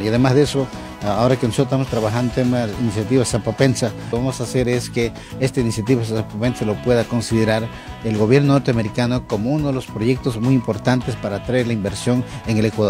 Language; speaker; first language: Spanish; native; Spanish